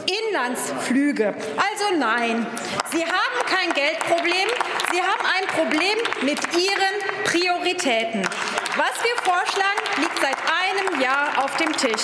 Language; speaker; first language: German; early bilingual, other home language; Turkish